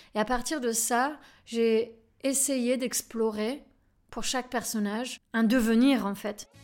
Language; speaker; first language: French; native; French